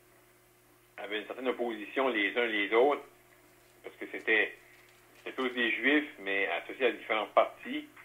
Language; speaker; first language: French; native; French